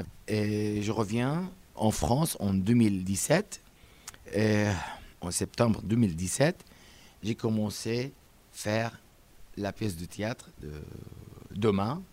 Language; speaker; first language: French; non-native, learner; Arabic